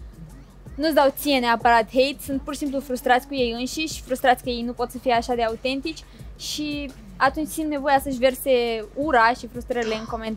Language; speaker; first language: Romanian; native; Romanian